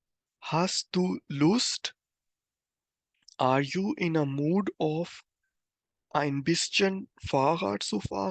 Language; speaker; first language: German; non-native, fluent; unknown